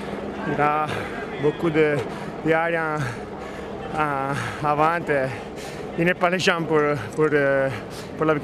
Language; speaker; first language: French; non-native, learner; Italian